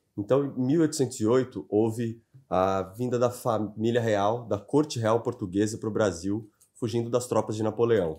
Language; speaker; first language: Portuguese; native; Portuguese